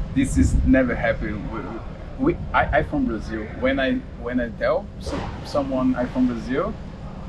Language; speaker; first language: English; non-native, learner; Portuguese